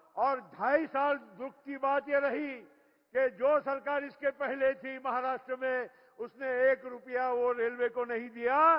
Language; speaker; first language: Hindi; non-native, local second language; Marathi